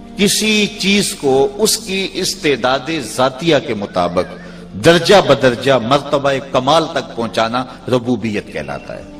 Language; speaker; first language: Urdu; non-native, local second language; Punjabi